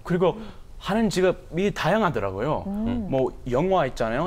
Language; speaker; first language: Korean; non-native, fluent; English